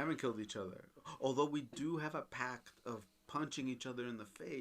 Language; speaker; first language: English; native; English